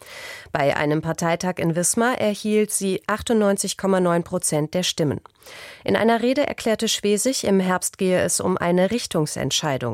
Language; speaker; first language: German; native; German